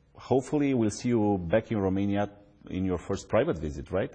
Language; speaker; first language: English; non-native, fluent; Romanian